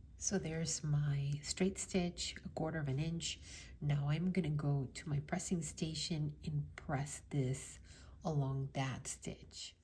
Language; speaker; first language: English; native; English